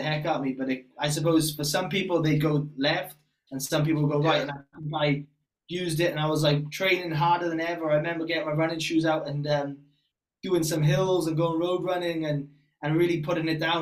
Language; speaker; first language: English; native; English